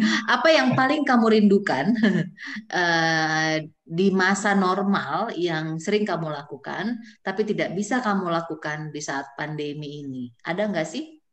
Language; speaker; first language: Indonesian; native; Indonesian